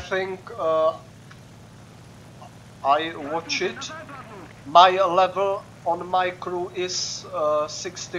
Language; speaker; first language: English; non-native, learner; Czech